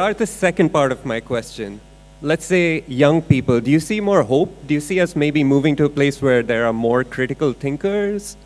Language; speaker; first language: English; non-native, local second language; Urdu